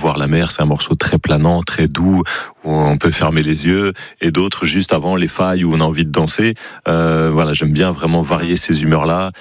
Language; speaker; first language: French; native; French